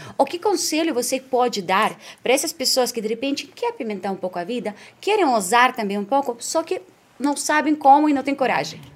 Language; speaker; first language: Portuguese; non-native, fluent; Spanish